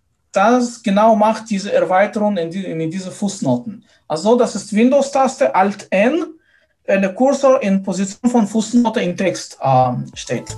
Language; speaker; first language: German; non-native, fluent; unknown